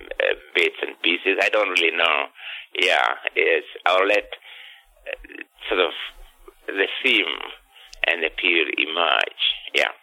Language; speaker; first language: English; non-native, local second language; Kikuyu